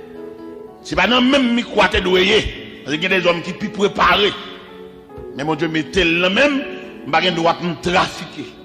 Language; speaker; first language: French; non-native, local second language; Haitian Creole